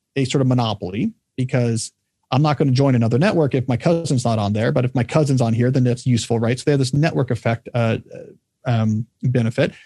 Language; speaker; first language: English; native; English